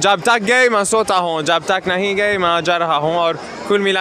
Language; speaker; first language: Hindi; non-native, learner; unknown